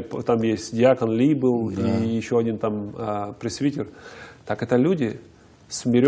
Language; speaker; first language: Russian; native; Russian